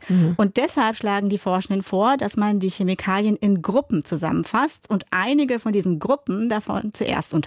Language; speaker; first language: German; native; German